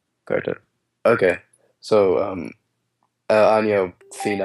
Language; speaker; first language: Spanish; non-native, learner; English